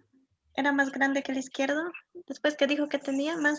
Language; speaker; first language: Spanish; native; Spanish